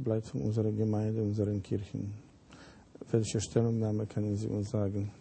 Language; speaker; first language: German; non-native, fluent; Polish